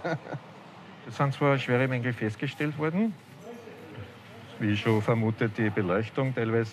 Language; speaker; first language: German; native; German